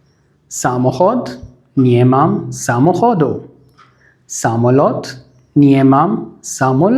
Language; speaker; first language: Polish; non-native, fluent; Arabic